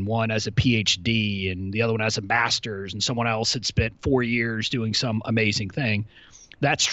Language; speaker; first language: English; native; English